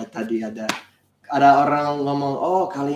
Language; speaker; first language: Indonesian; non-native, learner; English